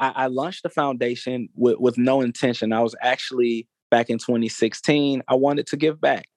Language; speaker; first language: English; native; English